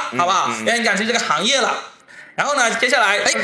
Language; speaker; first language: Chinese; native; Chinese